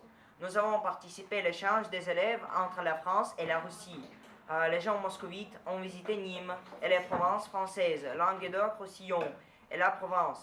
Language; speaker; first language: French; non-native, learner; Russian